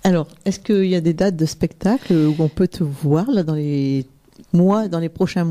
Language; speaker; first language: French; native; French